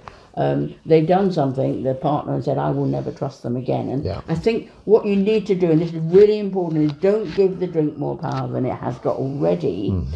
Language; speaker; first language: English; native; English